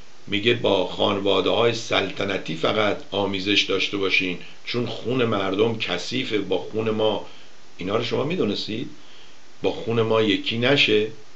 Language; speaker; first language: Persian; native; Persian